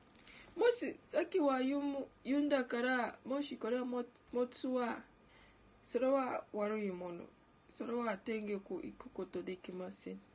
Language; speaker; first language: Japanese; non-native, learner; Ganda